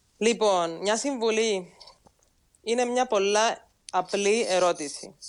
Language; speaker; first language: Greek; native; Greek